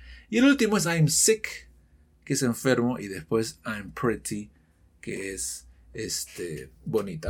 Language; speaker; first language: Spanish; native; Spanish